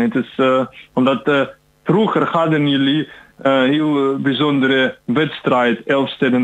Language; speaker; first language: Dutch; non-native, learner; Ukrainian